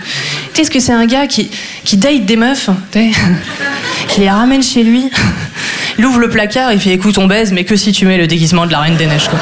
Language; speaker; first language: French; native; French